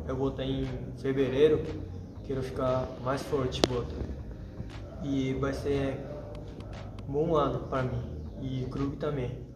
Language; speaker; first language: Portuguese; non-native, learner; Japanese